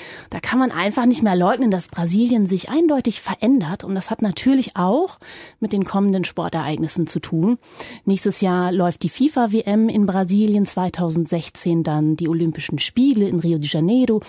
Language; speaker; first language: German; native; German